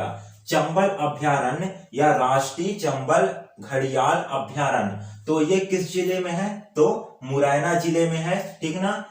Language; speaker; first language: Hindi; native; Hindi